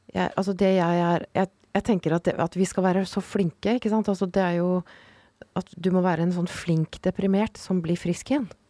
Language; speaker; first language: Norwegian; native; Norwegian